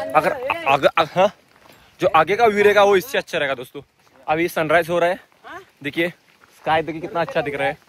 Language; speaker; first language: Hindi; non-native, local second language; Marathi